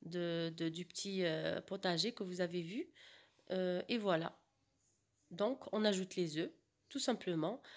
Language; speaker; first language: French; non-native, local second language; Arabic